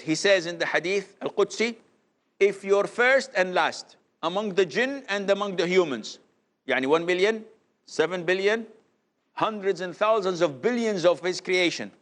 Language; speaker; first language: English; non-native, fluent; Arabic